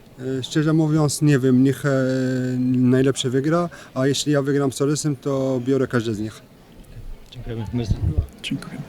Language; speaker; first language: Polish; non-native, learner; French